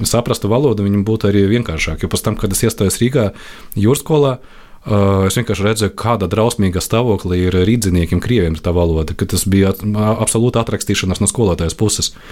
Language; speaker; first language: Latvian; non-native, local second language; Russian